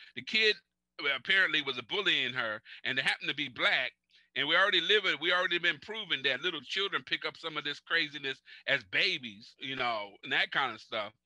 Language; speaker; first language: English; native; English